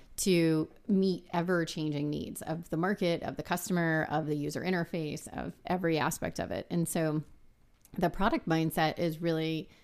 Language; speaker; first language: English; native; English